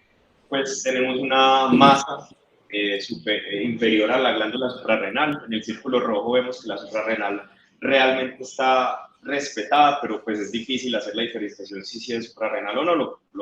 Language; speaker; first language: Spanish; native; Spanish